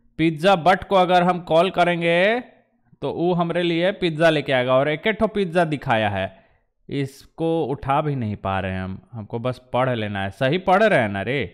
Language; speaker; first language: Hindi; native; Hindi